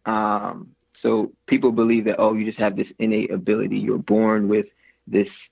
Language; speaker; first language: English; native; English